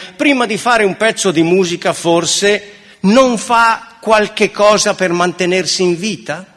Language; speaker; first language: Italian; native; Italian